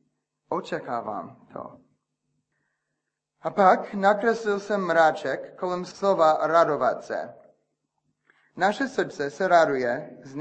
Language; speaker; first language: Czech; non-native, fluent; English